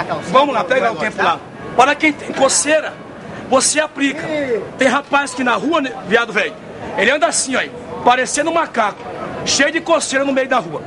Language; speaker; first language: Portuguese; native; Portuguese